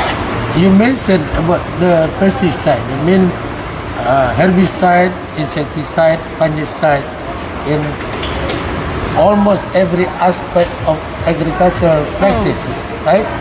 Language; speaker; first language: English; non-native, learner; Indonesian